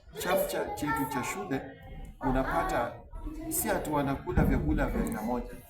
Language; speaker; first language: Swahili; non-native, local second language; Luyia